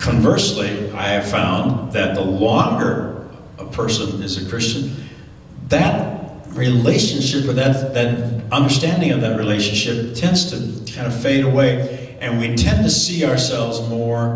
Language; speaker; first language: English; native; English